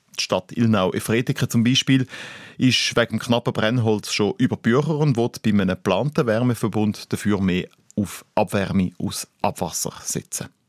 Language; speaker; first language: German; native; German